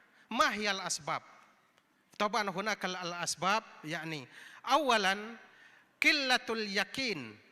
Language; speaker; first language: Arabic; non-native, fluent; Indonesian